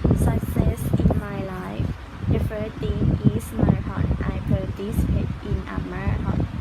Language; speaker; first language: English; non-native, learner; Thai